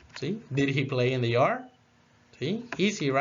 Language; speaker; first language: English; non-native, fluent; Spanish